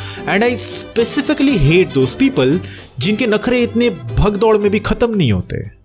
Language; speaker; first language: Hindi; non-native, local second language; Bangla